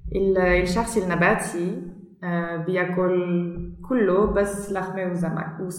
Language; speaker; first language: Arabic; non-native, learner; German